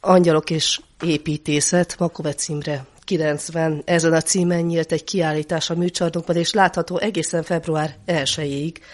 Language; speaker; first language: Hungarian; native; Hungarian